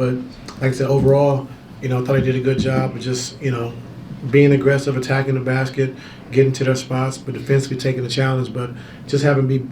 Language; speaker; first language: English; native; English